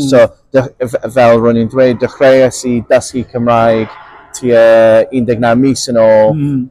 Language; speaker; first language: Welsh; non-native, local second language; English